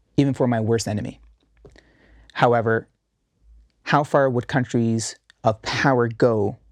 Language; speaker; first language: English; early bilingual, heritage; Arabic